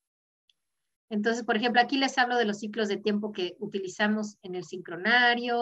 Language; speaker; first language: Spanish; native; Spanish